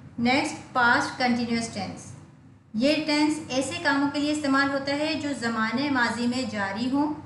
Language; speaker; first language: Urdu; native; Urdu